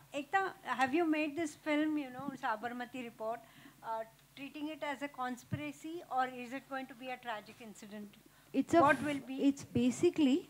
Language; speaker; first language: Hindi; native; Hindi